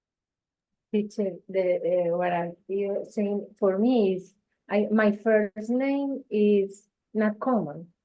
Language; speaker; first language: English; non-native, learner; Spanish